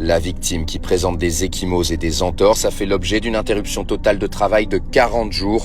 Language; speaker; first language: French; native; French